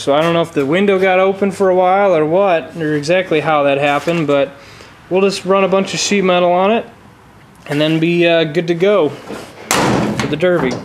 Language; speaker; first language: English; native; English